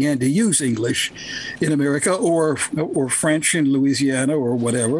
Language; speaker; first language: English; native; English